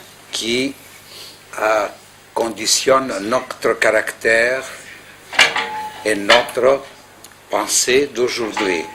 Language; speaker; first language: French; non-native, fluent; Greek